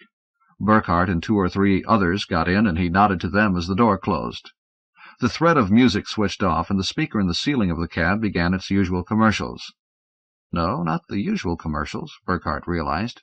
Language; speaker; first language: English; native; English